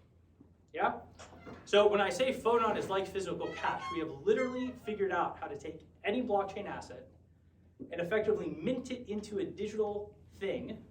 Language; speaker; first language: English; native; English